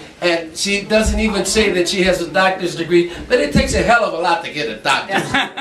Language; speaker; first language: English; non-native, fluent; Spanish